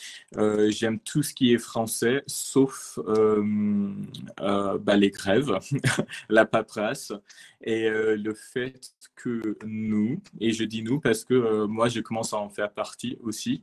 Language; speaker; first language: French; non-native, fluent; English